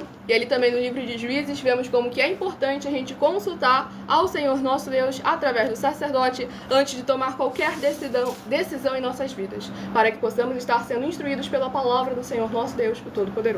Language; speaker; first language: Portuguese; native; Portuguese